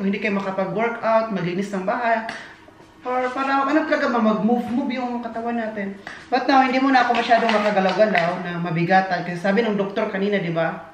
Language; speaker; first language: Filipino; native; Filipino